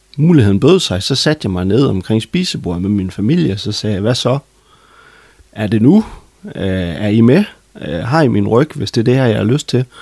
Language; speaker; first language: Danish; native; Danish